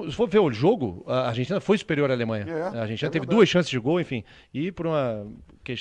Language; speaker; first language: Portuguese; native; Portuguese